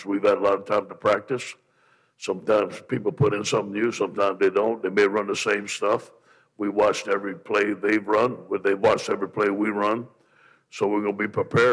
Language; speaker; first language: English; native; English